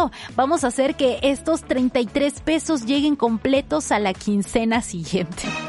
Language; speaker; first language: Spanish; native; Spanish